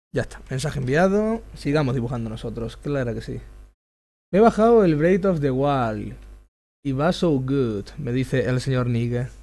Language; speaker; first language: Spanish; native; Spanish